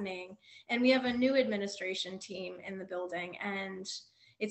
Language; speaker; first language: English; native; English